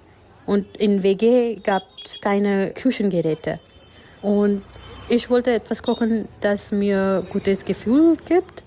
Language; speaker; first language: German; non-native, fluent; Gujarati